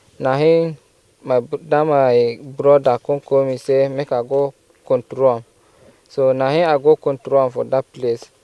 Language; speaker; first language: Nigerian Pidgin; non-native, local second language; Fula